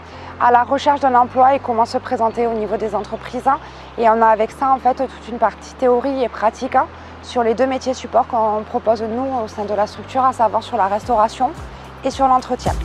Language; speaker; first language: French; native; French